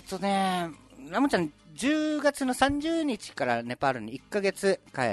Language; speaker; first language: Japanese; native; Japanese